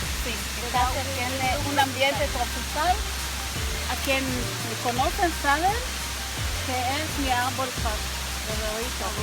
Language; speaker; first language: Spanish; non-native, fluent; Hebrew